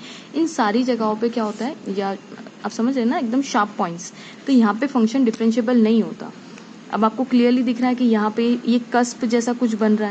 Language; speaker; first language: Hindi; native; Hindi